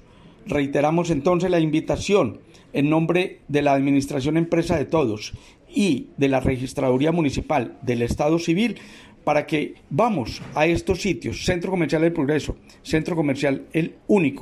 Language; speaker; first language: Spanish; native; Spanish